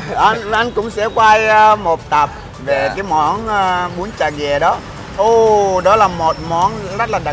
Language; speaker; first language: Vietnamese; non-native, fluent; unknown